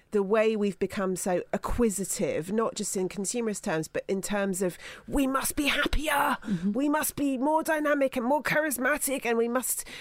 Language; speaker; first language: English; native; English